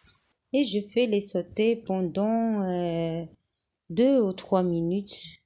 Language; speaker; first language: French; non-native, local second language; Arabic